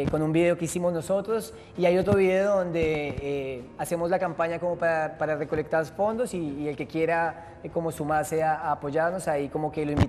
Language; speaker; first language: Spanish; native; Spanish